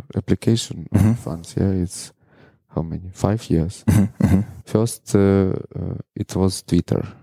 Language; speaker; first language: English; non-native, learner; Ukrainian